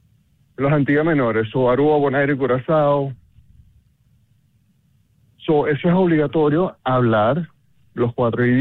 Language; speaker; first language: Spanish; non-native, fluent; Papiamento